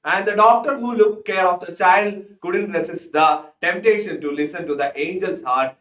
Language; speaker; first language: English; non-native, local second language; Malayalam